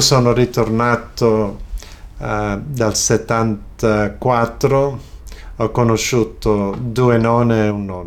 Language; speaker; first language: Italian; early bilingual, other home language; Friulian